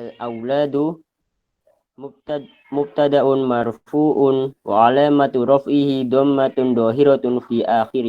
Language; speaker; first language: Arabic; non-native, learner; Indonesian